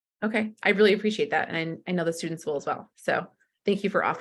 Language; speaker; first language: English; native; English